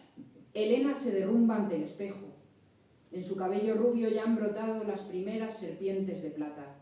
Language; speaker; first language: Spanish; native; Spanish